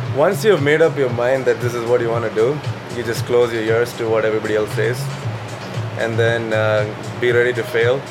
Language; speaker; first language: English; non-native, local second language; Malayalam